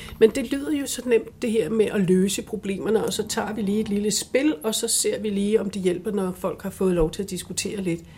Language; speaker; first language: Danish; native; Danish